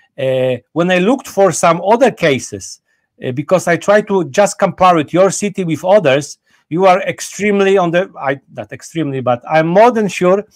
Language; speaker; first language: English; non-native, fluent; Polish